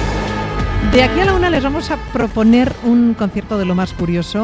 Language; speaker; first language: Spanish; native; Spanish